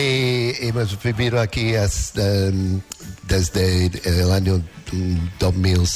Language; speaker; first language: Spanish; non-native, learner; English